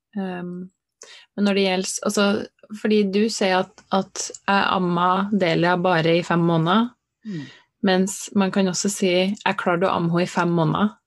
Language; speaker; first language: Norwegian; native; Norwegian